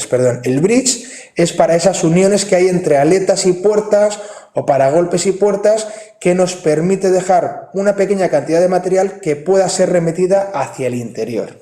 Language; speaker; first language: Spanish; native; Spanish